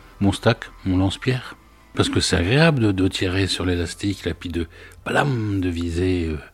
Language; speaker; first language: French; native; French